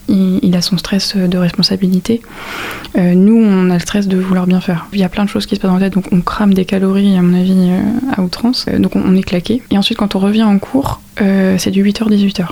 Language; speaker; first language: French; native; French